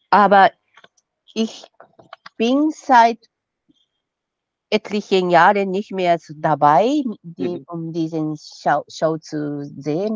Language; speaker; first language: German; non-native, fluent; Japanese